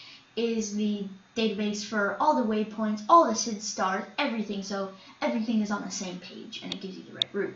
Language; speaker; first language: English; native; English